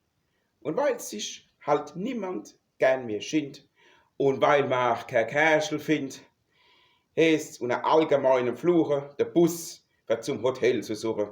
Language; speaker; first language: German; native; German